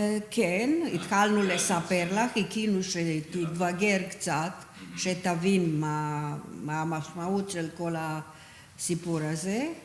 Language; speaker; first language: Hebrew; non-native, fluent; Romanian